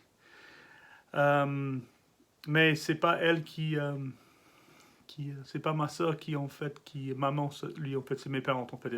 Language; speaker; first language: French; non-native, learner; English